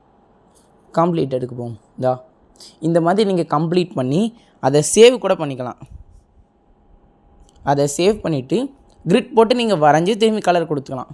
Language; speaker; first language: Tamil; native; Tamil